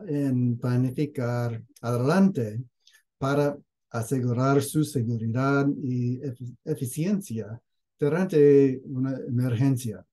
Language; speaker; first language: Spanish; non-native, fluent; English